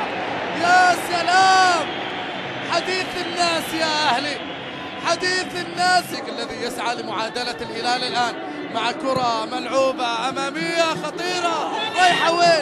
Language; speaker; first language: Arabic; native; Arabic